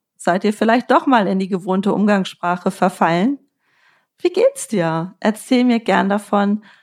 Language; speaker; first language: German; native; German